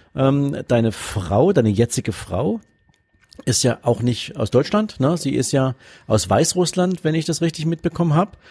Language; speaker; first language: German; native; German